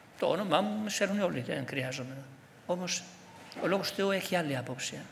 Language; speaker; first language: Greek; non-native, fluent; Italian